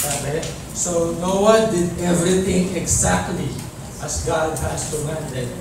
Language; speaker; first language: English; non-native, local second language; Filipino